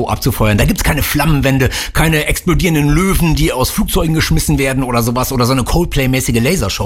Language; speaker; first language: German; native; German